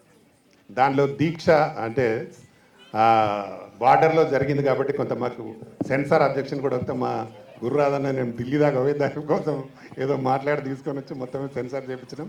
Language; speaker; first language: Telugu; native; Telugu